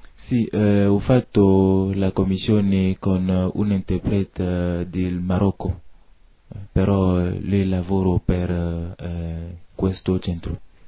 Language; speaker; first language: Italian; non-native, learner; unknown